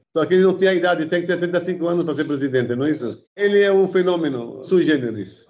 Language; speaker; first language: Portuguese; early bilingual, other home language; Arabic